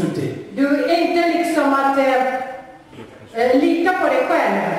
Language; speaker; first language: Swedish; non-native, fluent; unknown